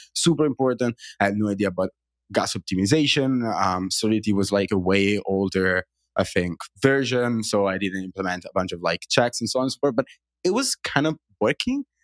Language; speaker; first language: English; non-native, fluent; Italian